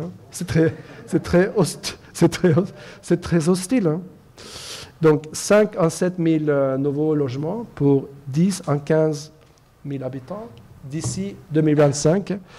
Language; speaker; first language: French; non-native, fluent; Norwegian